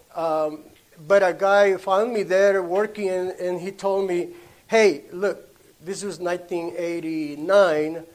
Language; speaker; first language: English; non-native, learner; Spanish